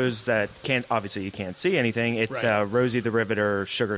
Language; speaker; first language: English; native; English